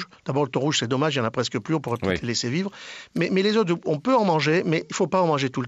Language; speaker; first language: French; native; French